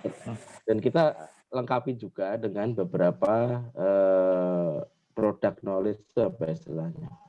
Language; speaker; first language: Indonesian; native; Indonesian